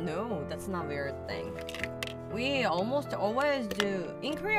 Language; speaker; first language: English; non-native, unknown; Korean